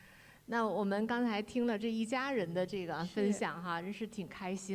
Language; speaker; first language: Chinese; native; Chinese